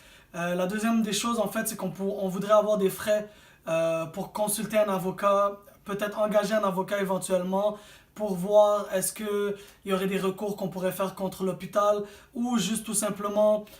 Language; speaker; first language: French; native; French